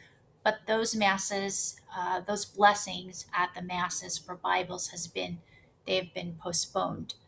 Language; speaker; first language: English; native; English